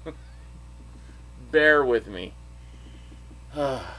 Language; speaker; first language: English; native; English